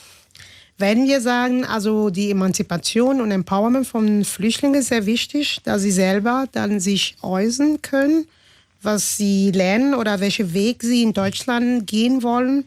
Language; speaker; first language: German; non-native, fluent; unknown